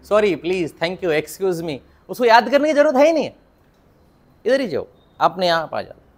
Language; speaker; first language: Hindi; non-native, local second language; Marathi